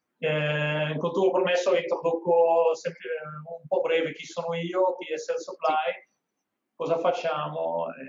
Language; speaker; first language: Italian; non-native, fluent; Dutch